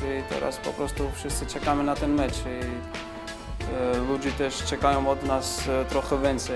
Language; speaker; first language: Polish; non-native, fluent; Georgian